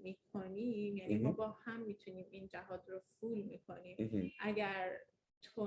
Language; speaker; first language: Persian; early bilingual, heritage; Persian